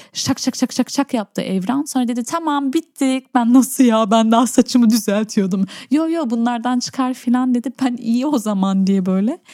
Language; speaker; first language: Turkish; early bilingual, heritage; Turkish